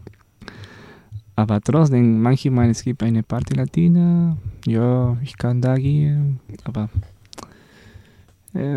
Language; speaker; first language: German; non-native, learner; Spanish